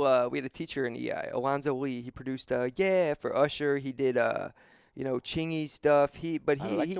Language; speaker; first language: English; native; English